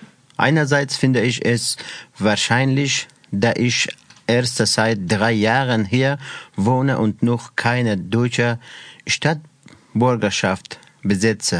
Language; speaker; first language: German; non-native, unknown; Persian